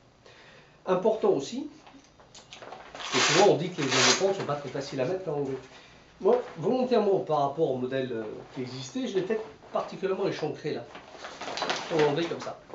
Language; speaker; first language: French; native; French